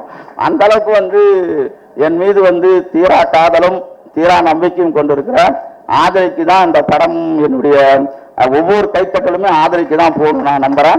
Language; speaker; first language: Tamil; native; Tamil